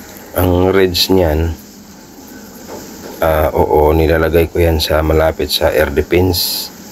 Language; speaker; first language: Filipino; native; Filipino